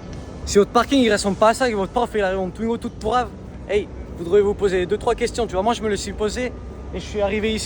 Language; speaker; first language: French; native; French